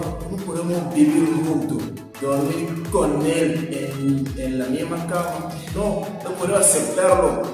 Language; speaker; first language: Spanish; non-native, learner; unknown